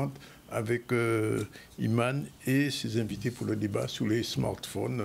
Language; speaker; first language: French; native; French